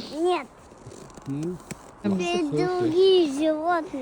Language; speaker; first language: Russian; early bilingual, other home language; Azerbaijani